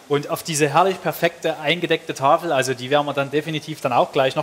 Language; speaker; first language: German; native; German